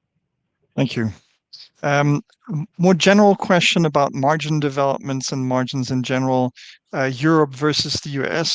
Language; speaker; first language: English; non-native, fluent; German